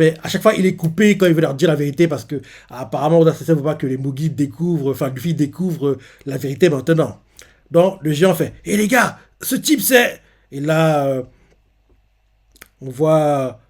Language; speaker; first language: French; native; French